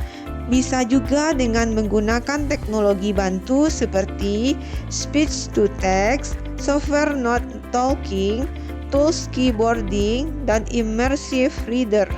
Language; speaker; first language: Indonesian; native; Indonesian